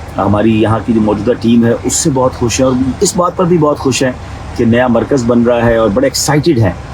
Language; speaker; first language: Urdu; native; Urdu